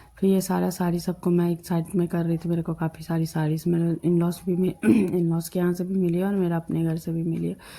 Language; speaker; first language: Hindi; non-native, local second language; Bangla